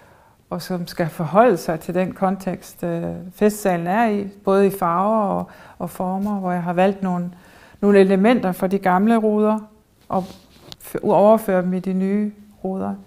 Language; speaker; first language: Danish; early bilingual, heritage; German